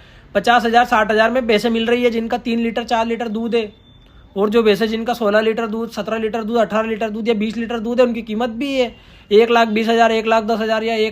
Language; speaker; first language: Hindi; native; Hindi